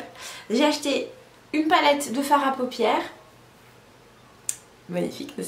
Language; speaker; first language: French; native; French